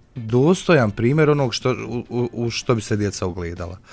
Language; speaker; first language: Bosnian; native; Bosnian